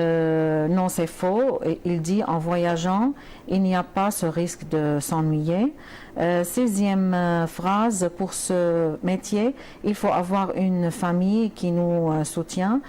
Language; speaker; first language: French; non-native, fluent; Arabic